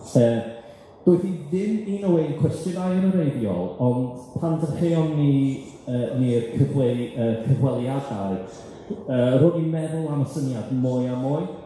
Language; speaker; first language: Welsh; non-native, fluent; English